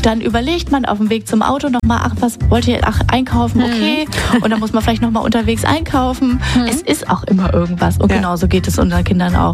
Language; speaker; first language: German; native; German